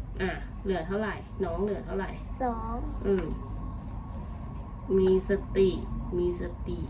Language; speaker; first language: Thai; native; Thai